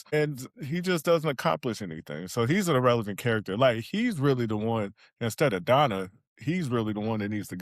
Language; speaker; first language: English; native; English